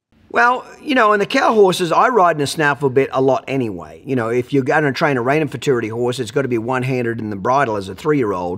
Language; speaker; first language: English; native; English